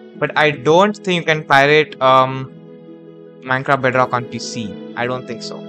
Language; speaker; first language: English; non-native, local second language; Hindi